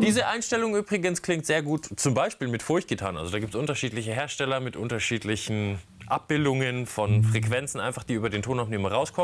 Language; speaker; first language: German; native; German